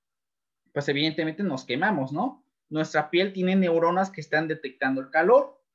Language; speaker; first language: Spanish; native; Spanish